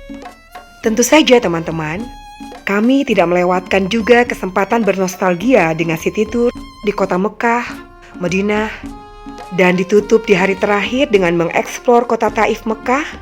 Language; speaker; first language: Indonesian; native; Indonesian